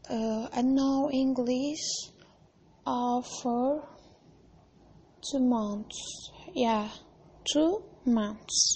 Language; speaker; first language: English; non-native, learner; Turkish